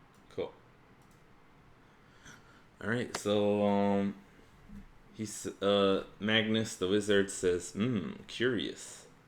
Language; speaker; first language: English; native; English